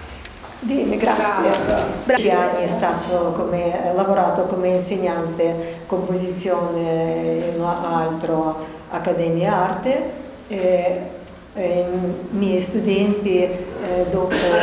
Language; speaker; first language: Italian; non-native, learner; Russian